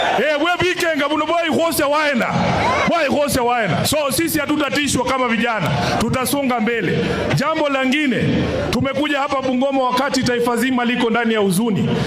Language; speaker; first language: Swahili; native; Swahili